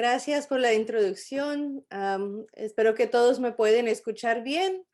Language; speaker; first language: Spanish; early bilingual, heritage; Spanish